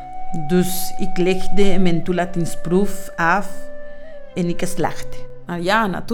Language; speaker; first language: Dutch; non-native, fluent; Spanish